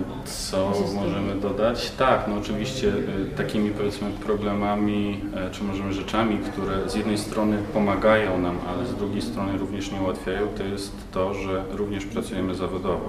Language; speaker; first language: Polish; native; Polish